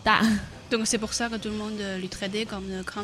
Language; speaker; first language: French; non-native, learner; Chinese